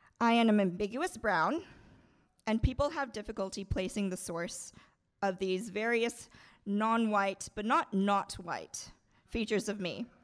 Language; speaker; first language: English; non-native, local second language; Bangla